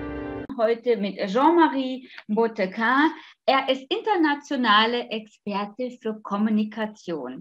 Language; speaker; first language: German; native; German